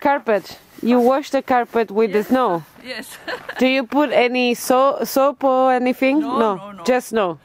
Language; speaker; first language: English; non-native, fluent; Italian